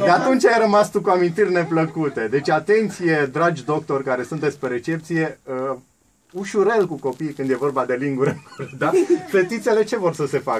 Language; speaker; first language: Romanian; native; Romanian